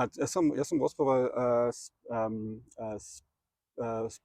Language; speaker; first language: Slovak; non-native, learner; German